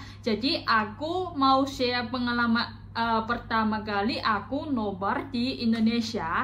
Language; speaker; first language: Indonesian; non-native, fluent; Chinese